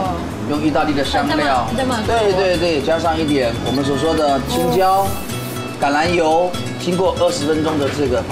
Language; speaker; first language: Chinese; native; Chinese